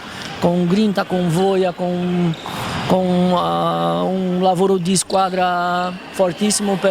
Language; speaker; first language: Italian; non-native, fluent; Spanish